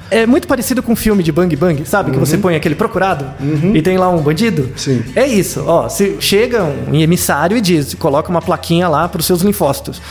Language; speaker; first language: Portuguese; native; Portuguese